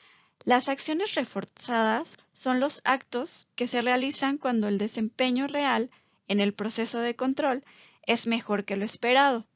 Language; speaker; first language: Spanish; native; Spanish